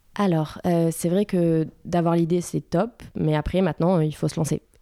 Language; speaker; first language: French; native; French